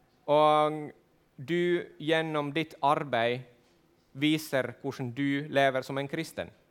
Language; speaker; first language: Swedish; non-native, fluent; Finnish